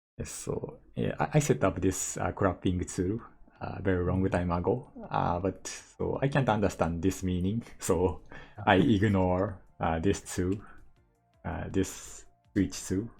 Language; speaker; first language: English; non-native, learner; Japanese